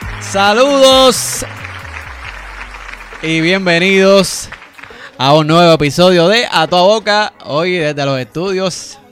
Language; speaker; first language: Spanish; native; Spanish